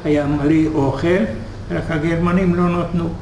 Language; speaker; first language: Hebrew; non-native, fluent; Hungarian